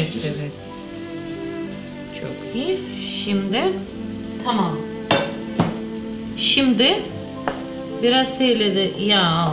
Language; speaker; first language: Turkish; non-native, learner; Russian